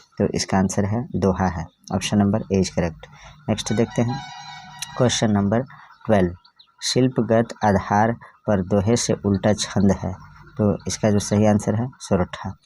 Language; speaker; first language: Hindi; native; Hindi